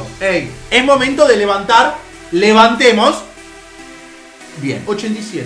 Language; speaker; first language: Spanish; native; Spanish